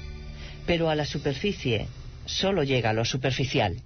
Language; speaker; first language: Spanish; native; Spanish